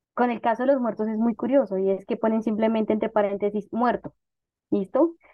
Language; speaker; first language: Spanish; native; Spanish